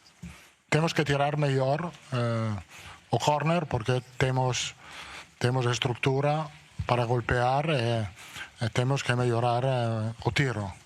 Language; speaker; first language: Portuguese; non-native, learner; Italian